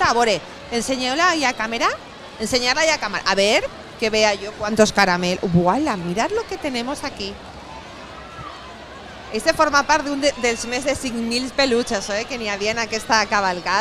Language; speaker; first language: Catalan; native; Catalan